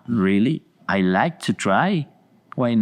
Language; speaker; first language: English; non-native, learner; Spanish